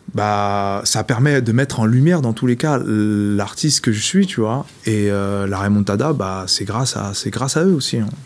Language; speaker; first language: French; native; French